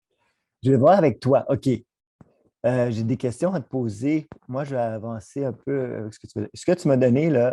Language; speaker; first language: French; native; French